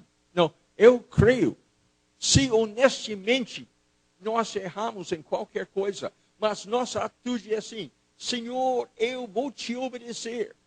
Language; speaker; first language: Portuguese; non-native, fluent; English